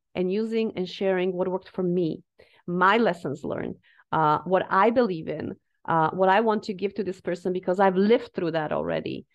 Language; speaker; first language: English; non-native, fluent; Slovak